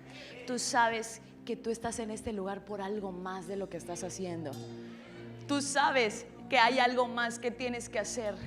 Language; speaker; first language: Spanish; native; Spanish